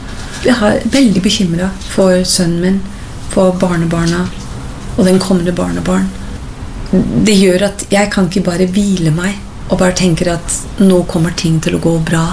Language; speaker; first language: Norwegian; non-native, fluent; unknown